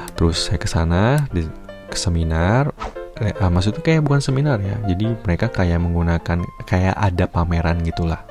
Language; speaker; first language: Indonesian; native; Indonesian